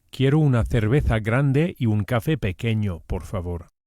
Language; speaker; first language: Spanish; non-native, fluent; English